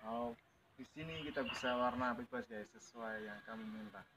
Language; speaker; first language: Indonesian; native; Indonesian